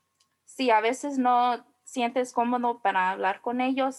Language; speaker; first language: Spanish; early bilingual, heritage; Spanish